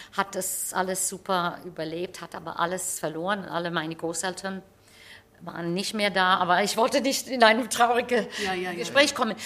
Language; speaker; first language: German; non-native, fluent; English